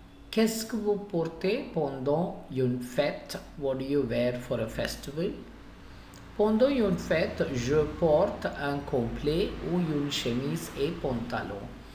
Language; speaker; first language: French; non-native, fluent; Tamil